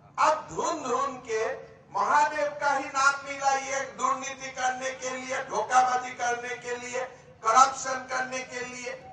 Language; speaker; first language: Hindi; non-native, local second language; Assamese